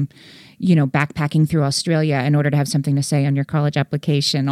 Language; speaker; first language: English; native; English